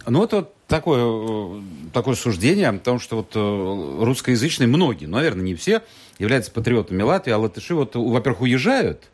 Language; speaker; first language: Russian; native; Russian